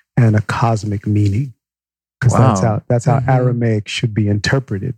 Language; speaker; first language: English; native; English